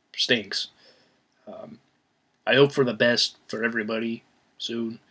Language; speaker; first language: English; native; English